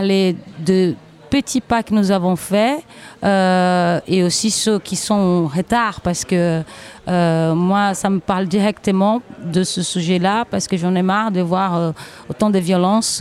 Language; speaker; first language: French; non-native, fluent; Portuguese